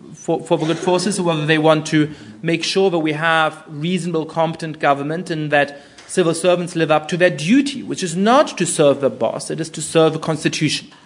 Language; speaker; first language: English; non-native, fluent; German